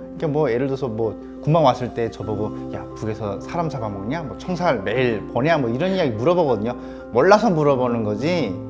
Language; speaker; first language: Korean; native; Korean